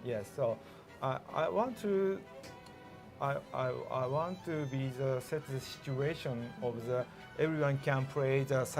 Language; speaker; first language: English; non-native, learner; Japanese